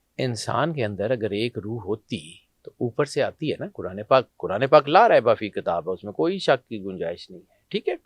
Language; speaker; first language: Urdu; non-native, local second language; Punjabi